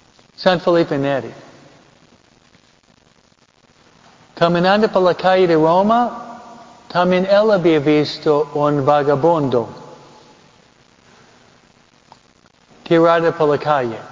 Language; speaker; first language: Spanish; early bilingual, heritage; Spanish